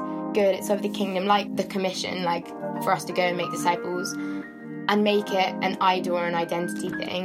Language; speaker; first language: English; native; English